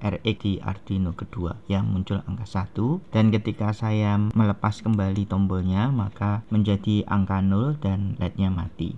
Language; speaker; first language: Indonesian; native; Indonesian